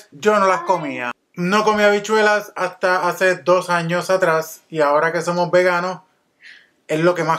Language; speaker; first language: Spanish; native; Spanish